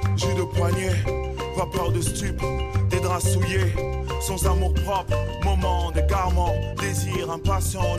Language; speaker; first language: French; native; French